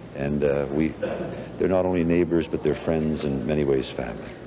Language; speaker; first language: English; native; English